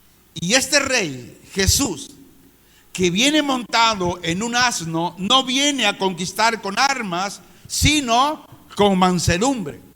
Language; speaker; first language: Spanish; native; Spanish